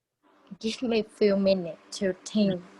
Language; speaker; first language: English; non-native, learner; Vietnamese